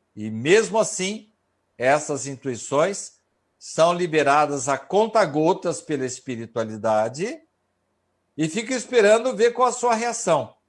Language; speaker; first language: Portuguese; native; Portuguese